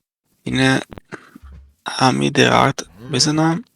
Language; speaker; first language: Persian; non-native, learner; Italian